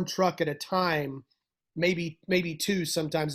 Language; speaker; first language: English; native; English